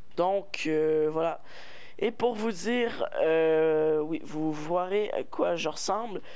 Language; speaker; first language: French; native; French